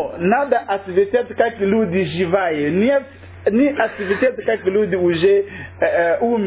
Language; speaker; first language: Russian; non-native, learner; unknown